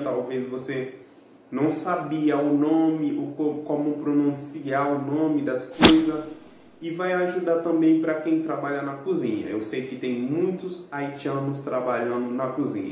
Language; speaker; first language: Portuguese; non-native, fluent; Haitian Creole